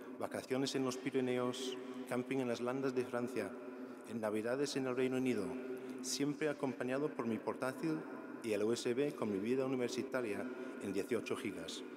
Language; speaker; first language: Spanish; non-native, fluent; English